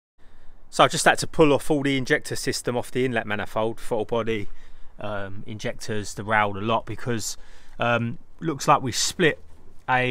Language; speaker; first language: English; native; English